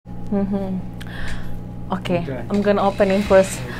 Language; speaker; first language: English; non-native, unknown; Indonesian